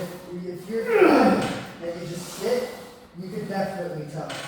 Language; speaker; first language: English; native; English